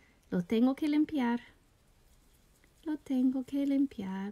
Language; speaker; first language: Spanish; non-native, learner; English